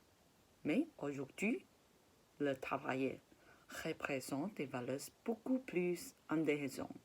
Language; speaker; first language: French; non-native, fluent; Chinese